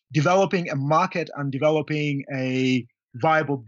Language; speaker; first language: English; non-native, local second language; Luyia